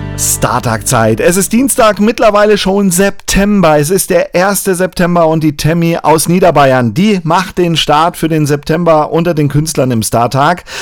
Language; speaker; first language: German; native; German